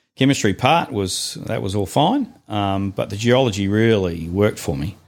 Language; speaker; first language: English; native; English